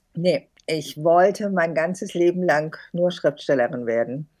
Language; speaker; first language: German; native; German